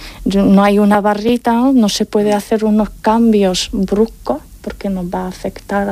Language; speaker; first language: Spanish; non-native, fluent; Arabic